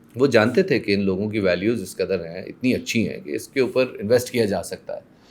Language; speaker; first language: Urdu; non-native, local second language; Persian